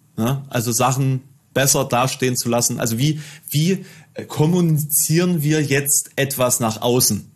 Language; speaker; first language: German; native; German